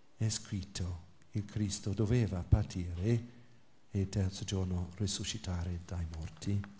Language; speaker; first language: Italian; non-native, fluent; English